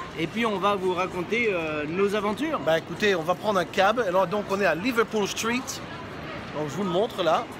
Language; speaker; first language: French; native; French